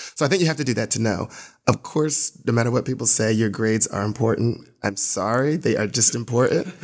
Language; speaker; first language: English; native; English